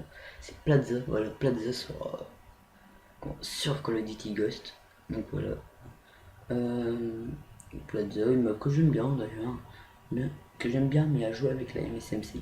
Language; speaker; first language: French; native; French